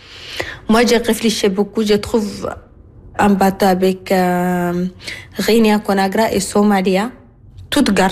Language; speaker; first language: French; non-native, learner; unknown